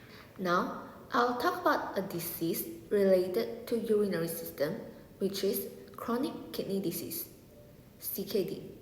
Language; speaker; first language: English; non-native, local second language; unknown